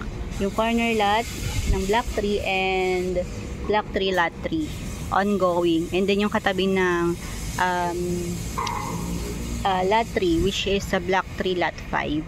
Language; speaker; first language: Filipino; native; Filipino